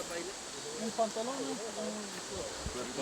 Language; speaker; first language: Spanish; non-native, learner; Persian